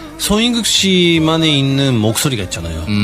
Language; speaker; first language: Korean; non-native, learner; Japanese